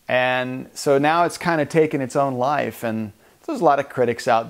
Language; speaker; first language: English; native; English